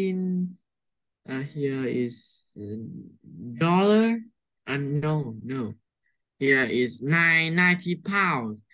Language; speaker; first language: English; non-native, learner; Vietnamese